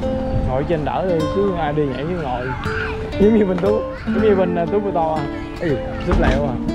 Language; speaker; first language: Vietnamese; native; Vietnamese